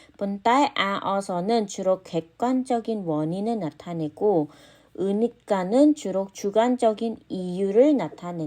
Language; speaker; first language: Korean; non-native, fluent; Khmer